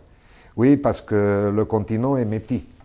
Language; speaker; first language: French; non-native, fluent; Spanish